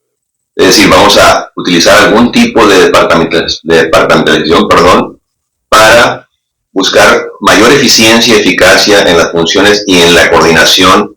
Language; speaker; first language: Spanish; native; Spanish